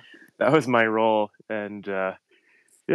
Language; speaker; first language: English; native; English